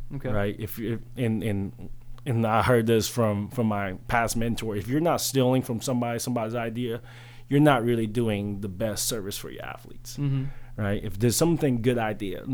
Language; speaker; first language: English; early bilingual, other home language; Chinese